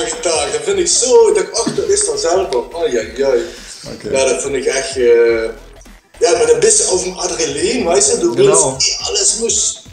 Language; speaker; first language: German; non-native, learner; Dutch